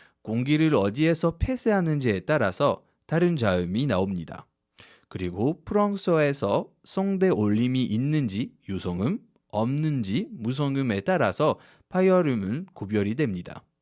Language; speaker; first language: Korean; non-native, fluent; French